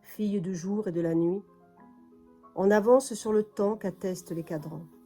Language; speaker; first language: French; native; French